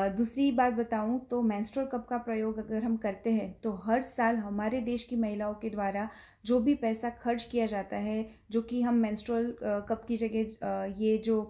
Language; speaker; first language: Hindi; non-native, local second language; Gujarati